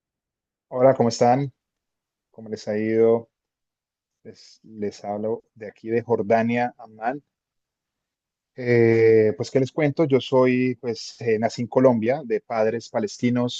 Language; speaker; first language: Spanish; early bilingual, other home language; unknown